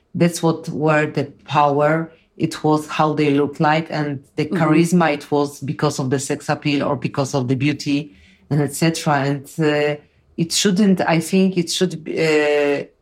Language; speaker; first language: English; non-native, fluent; Polish